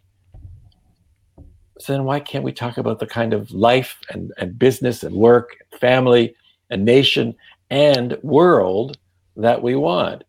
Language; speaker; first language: English; non-native, fluent; Yiddish